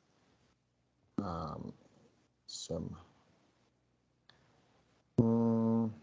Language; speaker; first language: English; non-native, learner; Vietnamese